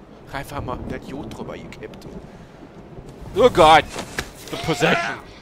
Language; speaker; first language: German; native; German